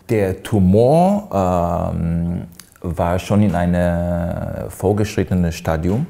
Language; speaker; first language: German; non-native, fluent; Hebrew